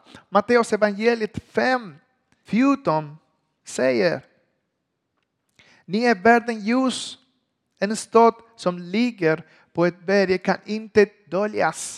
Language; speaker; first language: Swedish; non-native, learner; Spanish